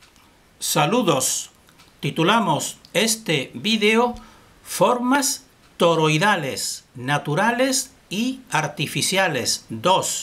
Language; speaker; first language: Spanish; native; Spanish